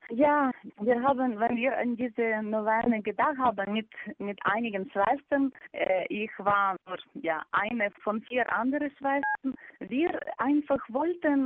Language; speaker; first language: German; non-native, fluent; Ukrainian